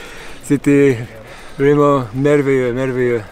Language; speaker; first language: French; non-native, fluent; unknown